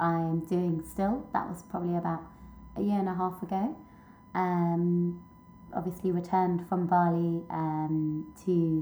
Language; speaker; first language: English; native; English